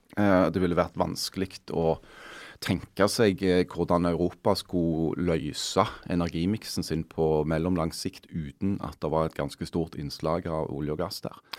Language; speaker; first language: Norwegian; native; Norwegian